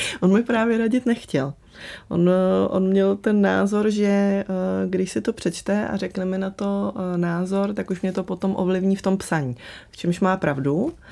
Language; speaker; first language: Czech; early bilingual, other home language; Slovak